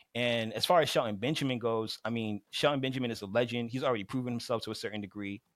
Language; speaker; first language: English; native; English